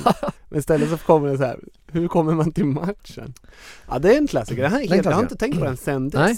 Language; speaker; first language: Swedish; native; Swedish